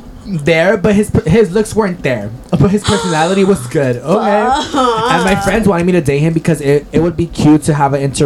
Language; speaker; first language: English; early bilingual, other home language; Spanish